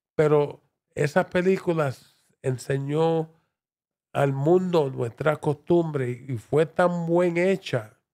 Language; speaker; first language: Spanish; early bilingual, heritage; Spanish